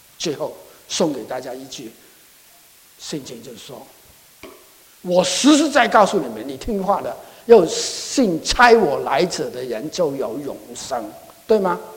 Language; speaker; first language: Chinese; non-native, local second language; Cantonese